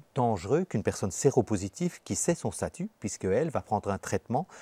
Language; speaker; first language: French; native; French